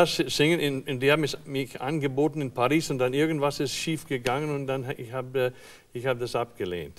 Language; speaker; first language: German; non-native, fluent; English